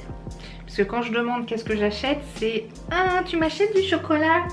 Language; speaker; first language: French; native; French